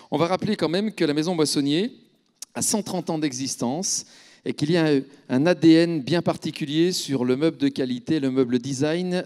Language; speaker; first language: French; native; French